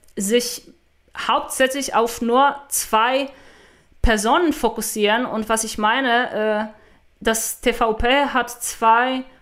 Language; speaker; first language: German; non-native, fluent; Polish